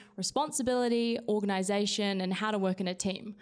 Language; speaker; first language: English; native; English